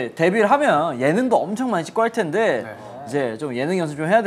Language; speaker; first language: Korean; native; Korean